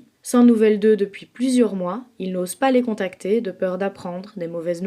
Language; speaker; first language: French; native; French